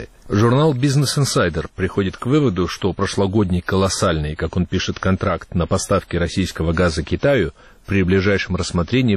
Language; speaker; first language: Russian; native; Russian